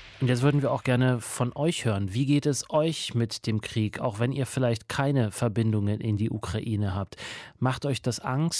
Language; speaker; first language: German; native; German